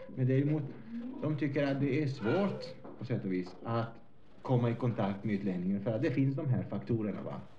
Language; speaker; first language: Swedish; non-native, fluent; Greek